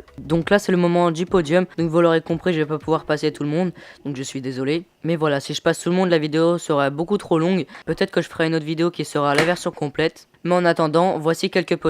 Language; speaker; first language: French; native; French